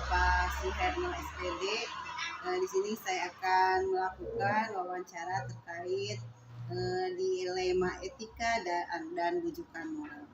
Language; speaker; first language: Indonesian; native; Indonesian